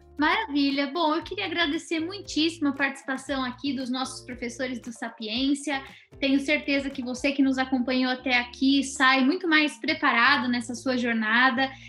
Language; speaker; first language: Portuguese; native; Portuguese